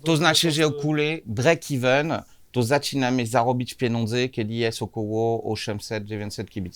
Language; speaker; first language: Polish; non-native, learner; French